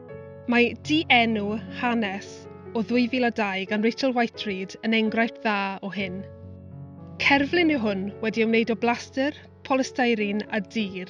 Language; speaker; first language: Welsh; native; Welsh